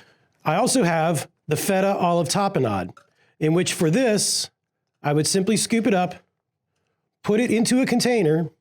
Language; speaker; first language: English; native; English